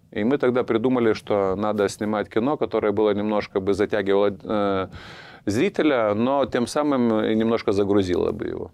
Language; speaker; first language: Russian; non-native, fluent; Lithuanian